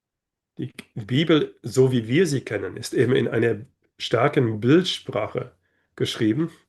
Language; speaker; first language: German; native; German